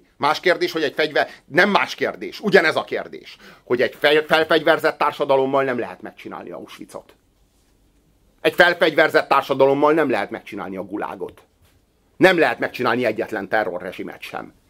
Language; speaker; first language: Hungarian; native; Hungarian